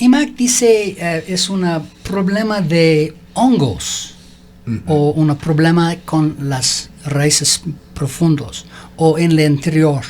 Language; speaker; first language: Spanish; non-native, learner; English